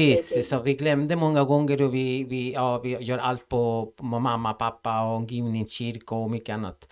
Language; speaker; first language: Swedish; non-native, fluent; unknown